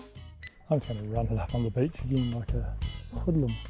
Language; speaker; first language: English; native; English